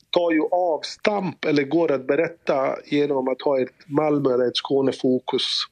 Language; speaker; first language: Swedish; early bilingual, other home language; Bosnian